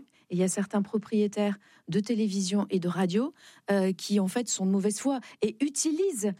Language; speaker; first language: French; native; French